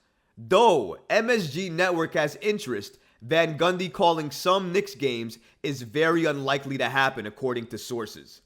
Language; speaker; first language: English; native; English